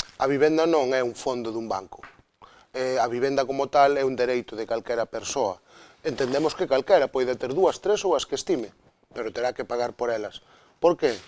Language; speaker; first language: Galician; non-native, local second language; Spanish